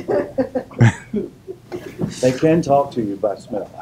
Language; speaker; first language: English; native; English